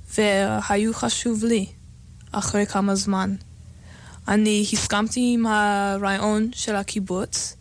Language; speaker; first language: Hebrew; non-native, learner; English